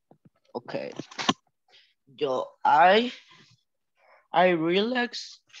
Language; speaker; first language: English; non-native, learner; Spanish